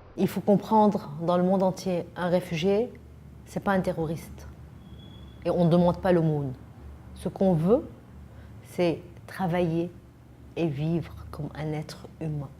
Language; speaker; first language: French; non-native, fluent; Arabic